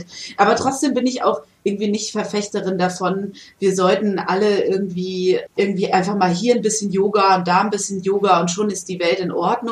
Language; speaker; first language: German; native; German